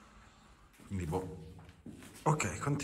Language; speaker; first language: Italian; native; Italian